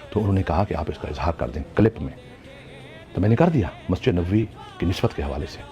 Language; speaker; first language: Urdu; non-native, local second language; Saraiki